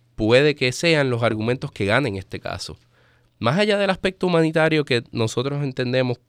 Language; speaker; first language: Spanish; native; Spanish